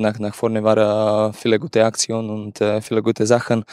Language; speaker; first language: German; non-native, learner; Slovak